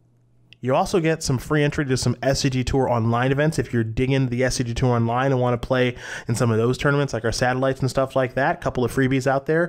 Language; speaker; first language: English; native; English